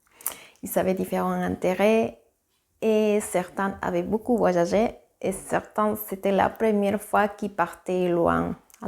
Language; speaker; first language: French; non-native, fluent; Spanish